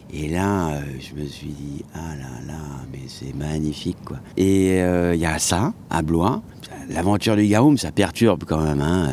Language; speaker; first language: French; native; French